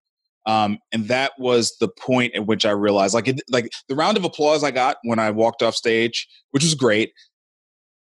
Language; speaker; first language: English; native; English